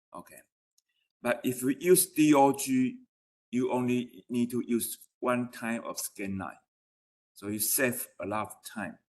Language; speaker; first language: English; non-native, fluent; Chinese